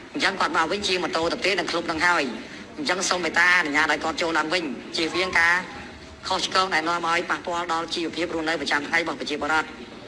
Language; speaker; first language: Khmer; native; Khmer